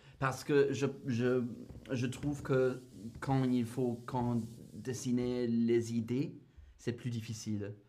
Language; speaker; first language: French; non-native, learner; English